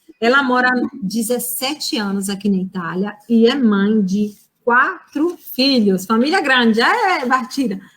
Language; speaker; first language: Portuguese; native; Portuguese